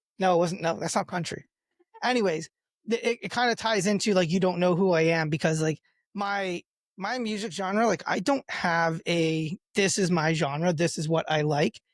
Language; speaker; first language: English; native; English